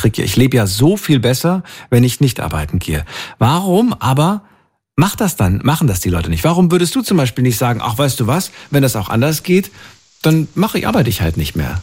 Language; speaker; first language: German; native; German